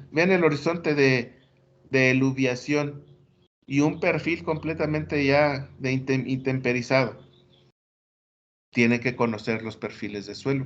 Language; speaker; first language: Spanish; native; Spanish